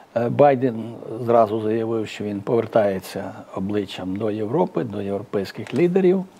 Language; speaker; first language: Ukrainian; native; Ukrainian